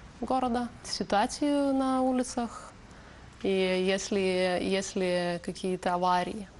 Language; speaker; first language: Russian; non-native, learner; Lithuanian